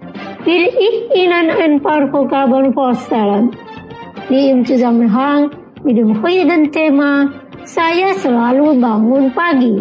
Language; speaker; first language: German; non-native, learner; Indonesian